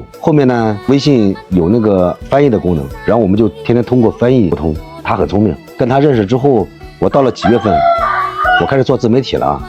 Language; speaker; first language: Chinese; native; Chinese